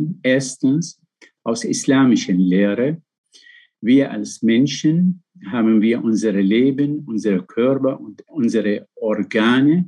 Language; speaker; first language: German; non-native, fluent; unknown